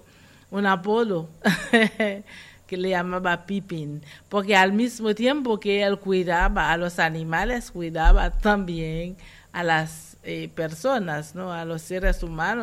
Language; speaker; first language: Spanish; non-native, fluent; Haitian Creole